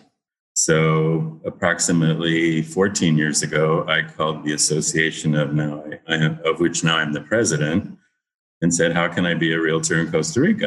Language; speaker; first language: English; native; English